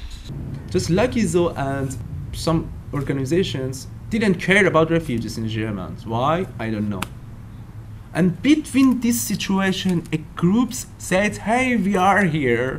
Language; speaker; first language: English; non-native, learner; Turkish